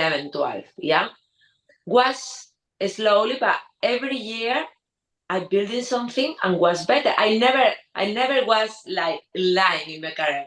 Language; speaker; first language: English; non-native, learner; Spanish